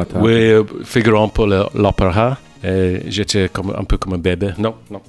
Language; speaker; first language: French; non-native, fluent; English